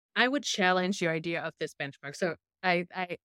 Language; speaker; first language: English; non-native, fluent; German